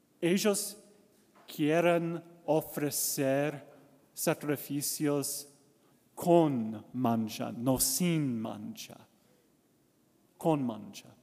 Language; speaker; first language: Spanish; non-native, learner; English